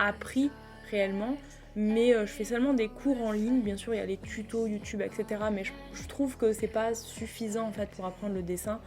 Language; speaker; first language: French; native; French